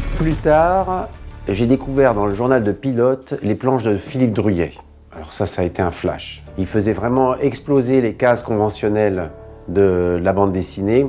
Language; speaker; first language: French; native; French